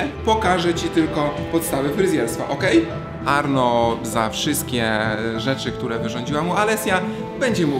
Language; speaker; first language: Polish; native; Polish